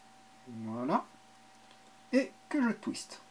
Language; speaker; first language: French; native; French